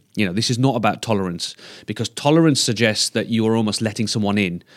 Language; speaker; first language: English; native; English